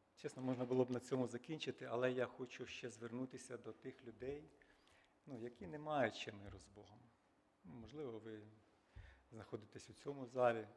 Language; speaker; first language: Ukrainian; native; Ukrainian